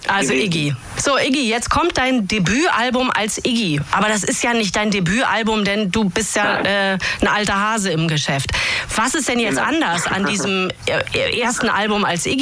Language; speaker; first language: German; native; German